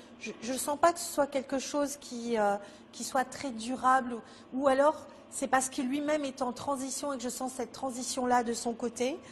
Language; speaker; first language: French; native; French